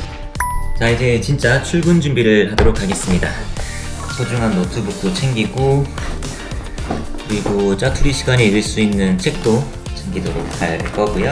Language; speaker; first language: Korean; native; Korean